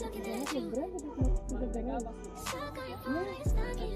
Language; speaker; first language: German; non-native, learner; Swahili